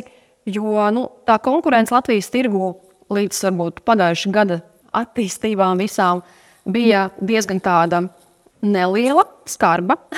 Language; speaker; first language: Latvian; non-native, local second language; Russian